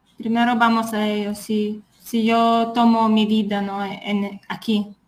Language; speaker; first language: Spanish; non-native, fluent; Lithuanian